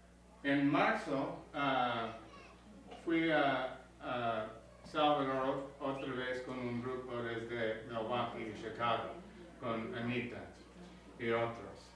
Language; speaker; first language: Spanish; non-native, learner; English